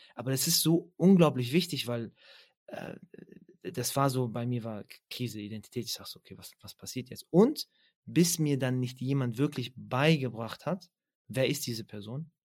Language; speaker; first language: German; early bilingual, other home language; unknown